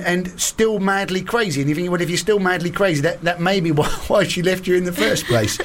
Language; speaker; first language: English; native; English